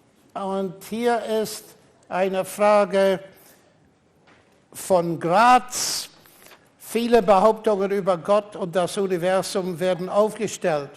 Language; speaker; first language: German; non-native, fluent; English